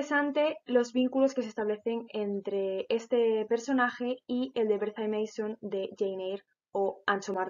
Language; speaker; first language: Spanish; native; Spanish